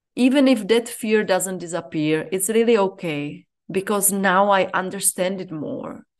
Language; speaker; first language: English; non-native, fluent; Czech